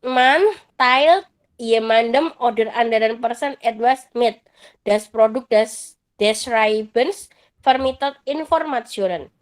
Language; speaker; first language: German; non-native, fluent; Indonesian